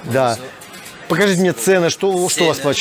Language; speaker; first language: Russian; native; Russian